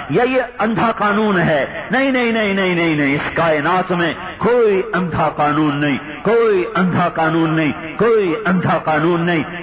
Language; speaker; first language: Urdu; non-native, local second language; Punjabi